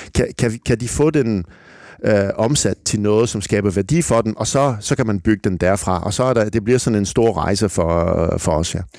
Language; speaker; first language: Danish; non-native, fluent; French